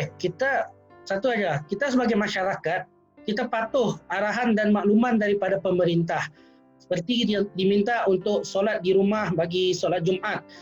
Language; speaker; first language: Indonesian; non-native, local second language; Minangkabau